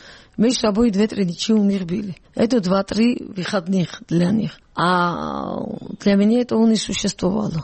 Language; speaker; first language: Russian; non-native, local second language; Georgian